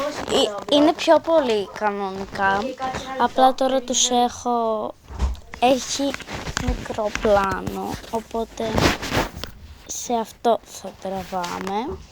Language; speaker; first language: Greek; native; Greek